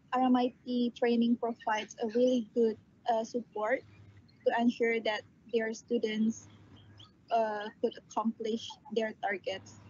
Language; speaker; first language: English; non-native, fluent; Indonesian